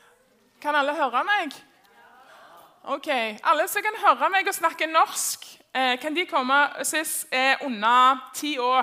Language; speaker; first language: Norwegian; non-native, learner; English